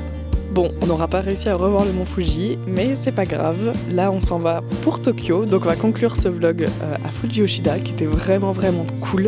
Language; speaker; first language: French; native; French